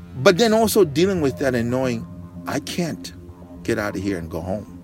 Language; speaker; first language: English; non-native, local second language; Bemba